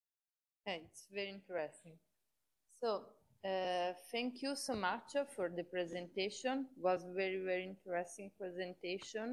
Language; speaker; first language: English; non-native, fluent; Italian